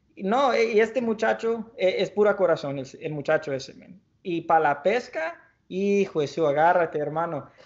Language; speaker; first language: Spanish; early bilingual, heritage; Spanish